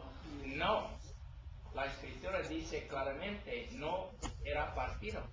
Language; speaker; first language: Spanish; non-native, learner; English